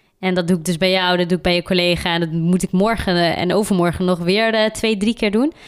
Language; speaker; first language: Dutch; early bilingual, other home language; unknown